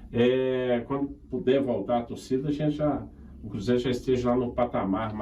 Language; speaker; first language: Portuguese; native; Portuguese